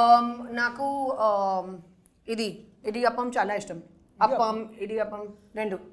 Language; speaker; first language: Telugu; non-native, local second language; Hindi